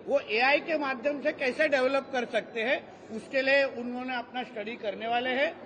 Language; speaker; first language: Hindi; non-native, local second language; Marathi